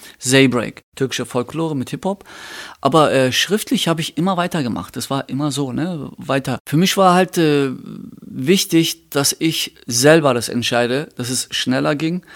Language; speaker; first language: German; early bilingual, other home language; Turkish